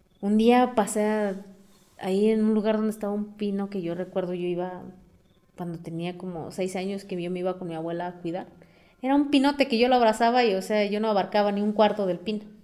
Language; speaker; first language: Spanish; non-native, local second language; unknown